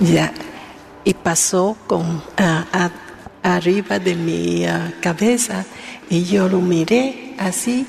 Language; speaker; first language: Spanish; non-native, learner; Vietnamese